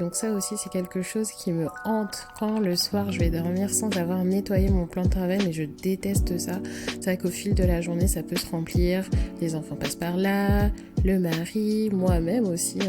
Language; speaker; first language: French; native; French